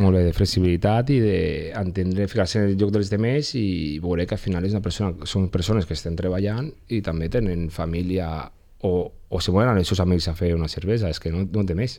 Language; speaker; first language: Catalan; native; Catalan